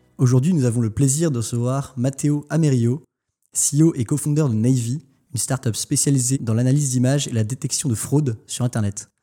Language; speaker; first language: French; native; French